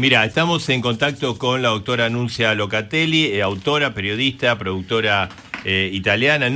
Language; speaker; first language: Spanish; native; Spanish